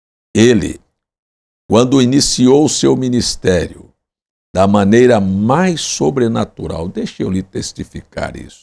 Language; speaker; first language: Portuguese; native; Portuguese